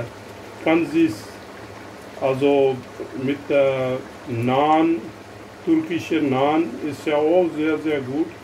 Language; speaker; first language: German; non-native, learner; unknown